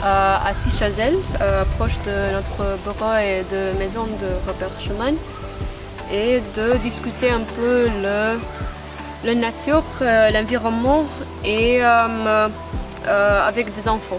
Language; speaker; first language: French; non-native, fluent; Maltese